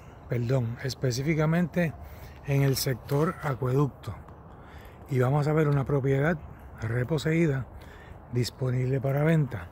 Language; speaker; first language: Spanish; native; Spanish